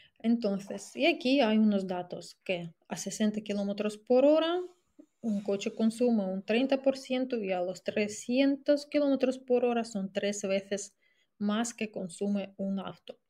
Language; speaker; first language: Spanish; non-native, fluent; Russian